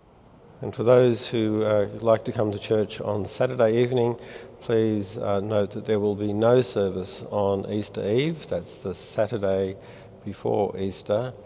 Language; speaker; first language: English; native; English